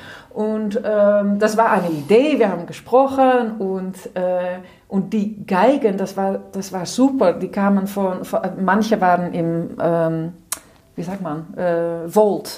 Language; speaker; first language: German; non-native, fluent; Dutch